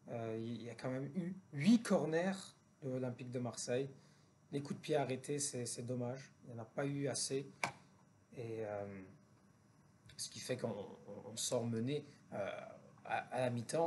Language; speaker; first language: French; native; French